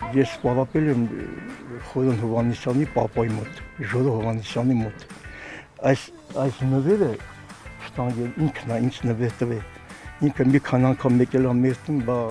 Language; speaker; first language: Armenian; non-native, local second language; Kurdish